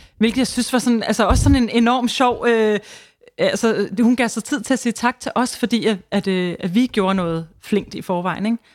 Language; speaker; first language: Danish; native; Danish